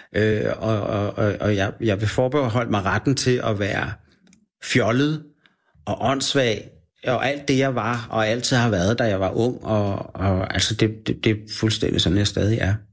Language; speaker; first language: Danish; native; Danish